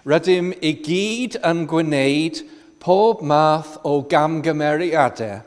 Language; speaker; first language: Welsh; non-native, fluent; English